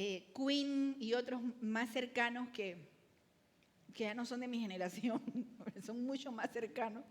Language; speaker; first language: Spanish; native; Spanish